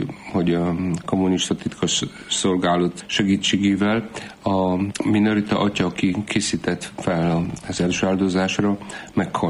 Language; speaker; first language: Hungarian; non-native, fluent; Polish